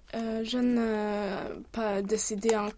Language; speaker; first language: French; non-native, learner; Swedish